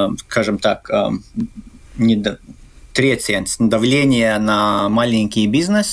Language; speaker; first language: Russian; non-native, local second language; Latvian